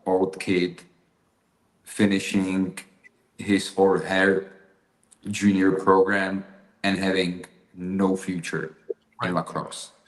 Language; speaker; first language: English; non-native, fluent; Czech